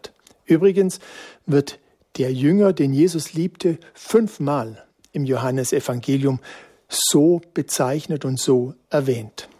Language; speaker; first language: German; native; German